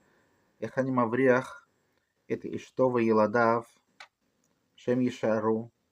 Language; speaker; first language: Hebrew; non-native, fluent; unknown